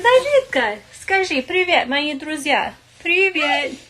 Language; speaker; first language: Russian; non-native, learner; English